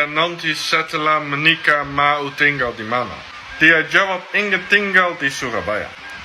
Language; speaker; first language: Indonesian; non-native, fluent; Dutch